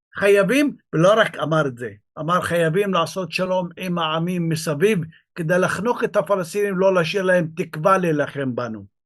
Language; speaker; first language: Hebrew; non-native, local second language; Arabic